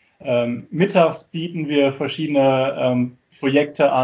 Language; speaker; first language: German; native; German